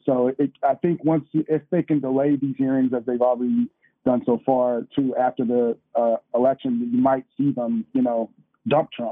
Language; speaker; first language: English; native; English